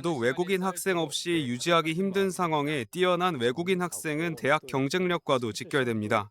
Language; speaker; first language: Korean; native; Korean